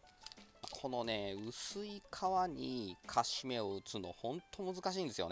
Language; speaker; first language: Japanese; native; Japanese